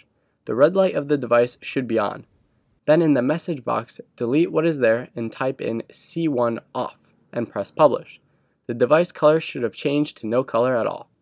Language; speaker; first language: English; native; English